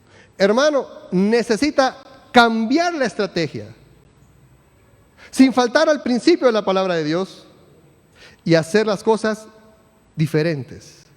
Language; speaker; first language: Spanish; native; Spanish